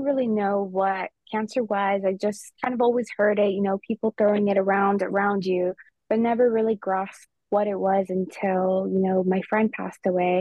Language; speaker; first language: English; early bilingual, other home language; Spanish